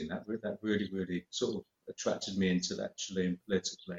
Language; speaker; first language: English; native; English